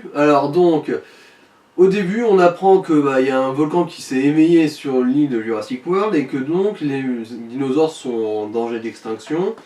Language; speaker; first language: French; native; French